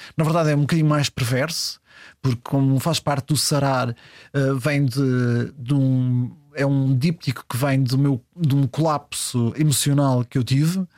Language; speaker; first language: Portuguese; early bilingual, heritage; Portuguese